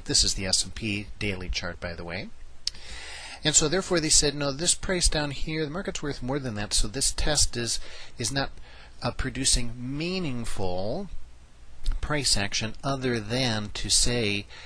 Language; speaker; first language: English; native; English